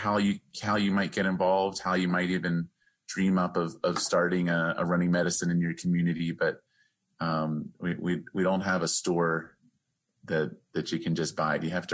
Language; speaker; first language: English; native; English